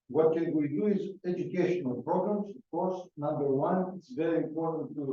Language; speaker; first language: English; non-native, fluent; Greek